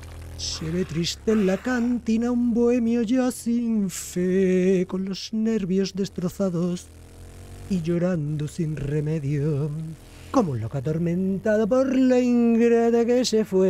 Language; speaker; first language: Spanish; native; Spanish